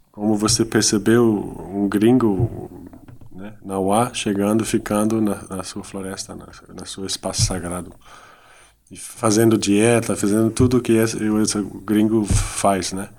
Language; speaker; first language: Portuguese; non-native, fluent; Dutch